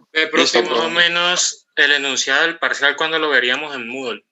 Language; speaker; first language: Spanish; native; Spanish